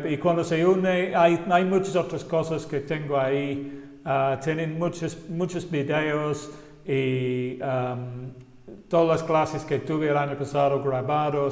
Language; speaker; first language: Spanish; non-native, fluent; English